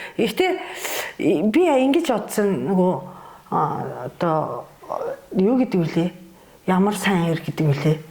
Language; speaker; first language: Mongolian; non-native, fluent; Japanese